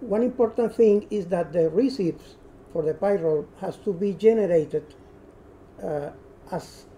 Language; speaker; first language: English; non-native, learner; Spanish